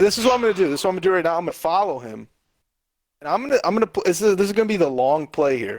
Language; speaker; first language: English; native; English